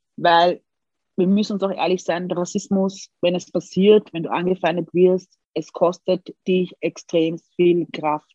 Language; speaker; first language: German; early bilingual, other home language; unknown